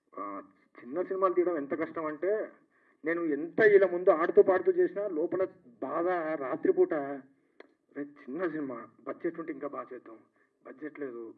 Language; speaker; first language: Telugu; native; Telugu